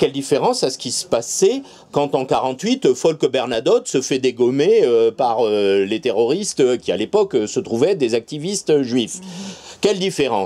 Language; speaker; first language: French; native; French